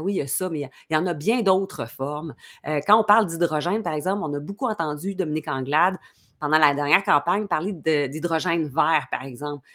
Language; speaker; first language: French; native; French